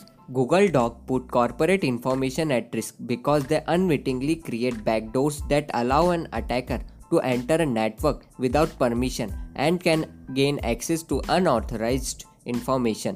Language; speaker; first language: English; non-native, local second language; Hindi